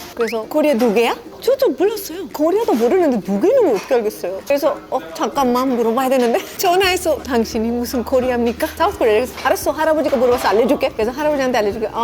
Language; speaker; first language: Korean; non-native, fluent; Hindi